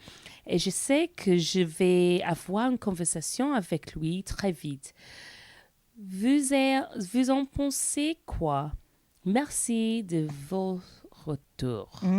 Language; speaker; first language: French; non-native, learner; English